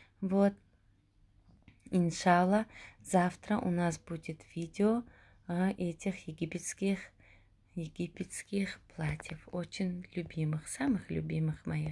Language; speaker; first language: Russian; non-native, local second language; Tajik